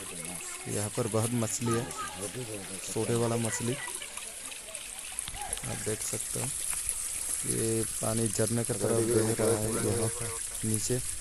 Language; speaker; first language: Hindi; non-native, local second language; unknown